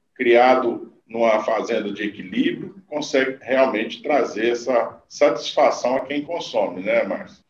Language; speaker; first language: Portuguese; native; Portuguese